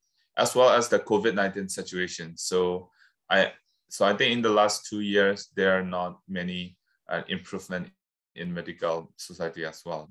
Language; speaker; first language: English; non-native, fluent; Burmese